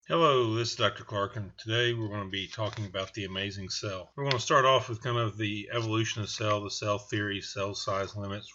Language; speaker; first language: English; native; English